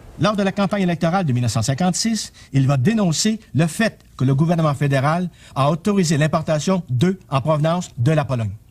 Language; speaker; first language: French; native; French